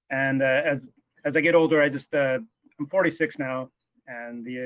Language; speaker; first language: English; native; English